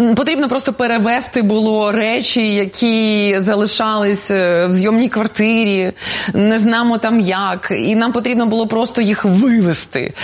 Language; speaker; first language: Ukrainian; non-native, local second language; Russian